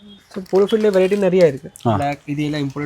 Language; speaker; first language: Malayalam; non-native, learner; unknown